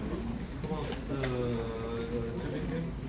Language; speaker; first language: German; non-native, fluent; Russian